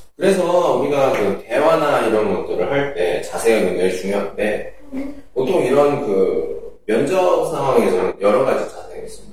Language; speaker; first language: Korean; native; Korean